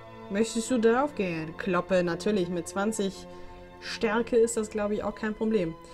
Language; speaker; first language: German; native; German